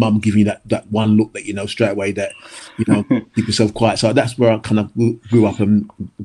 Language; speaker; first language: English; native; English